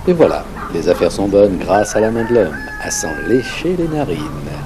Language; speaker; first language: French; native; French